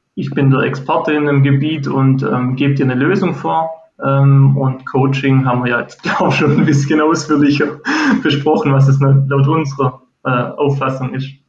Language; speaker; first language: German; native; German